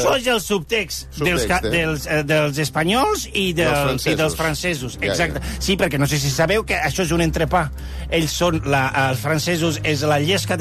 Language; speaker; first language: Catalan; native; Catalan